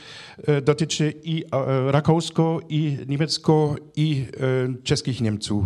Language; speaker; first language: Czech; non-native, fluent; German